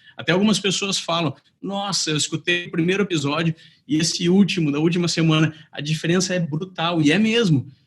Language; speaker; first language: Portuguese; native; Portuguese